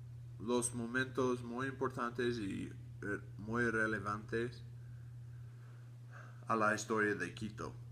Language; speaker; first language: Spanish; non-native, learner; English